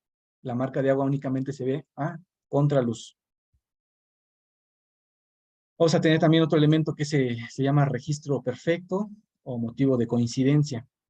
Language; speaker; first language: Spanish; native; Spanish